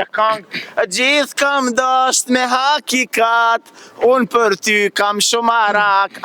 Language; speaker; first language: Albanian; native; Albanian